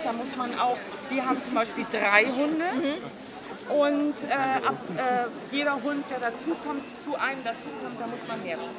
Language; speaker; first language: German; native; German